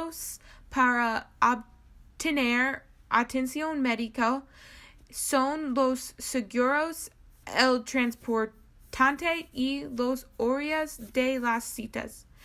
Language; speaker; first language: Spanish; non-native, learner; English